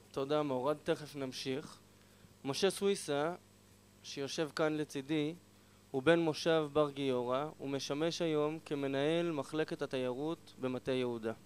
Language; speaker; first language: Hebrew; native; Hebrew